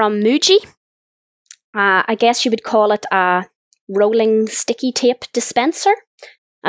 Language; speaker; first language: English; native; English